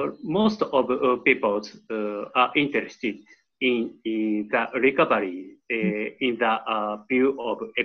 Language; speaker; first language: English; non-native, learner; Japanese